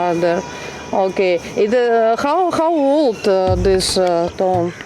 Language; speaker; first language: English; non-native, learner; Russian